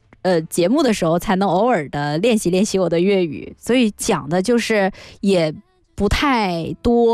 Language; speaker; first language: Chinese; native; Chinese